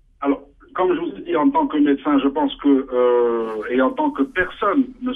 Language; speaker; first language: French; non-native, local second language; Arabic